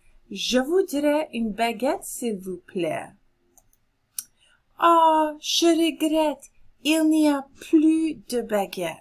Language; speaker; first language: French; non-native, fluent; English